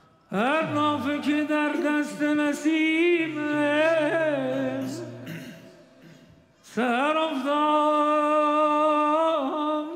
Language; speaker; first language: Persian; native; Persian